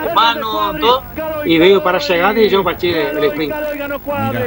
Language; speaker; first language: Spanish; non-native, learner; Portuguese